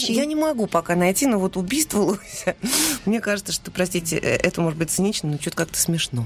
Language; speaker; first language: Russian; native; Russian